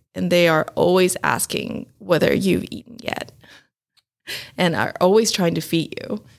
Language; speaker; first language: English; non-native, fluent; Chinese